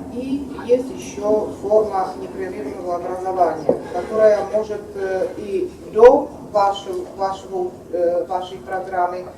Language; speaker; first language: Russian; non-native, fluent; Czech